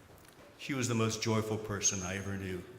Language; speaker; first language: English; native; English